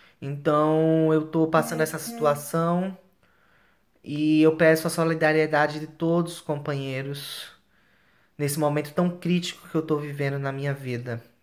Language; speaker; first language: Portuguese; native; Portuguese